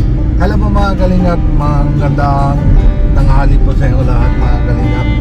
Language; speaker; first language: Filipino; non-native, local second language; Cebuano